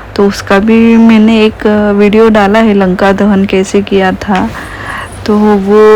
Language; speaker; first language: Hindi; non-native, local second language; Marathi